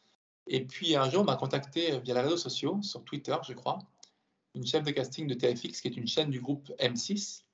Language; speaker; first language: French; native; French